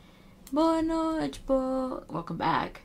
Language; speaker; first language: Portuguese; non-native, learner; English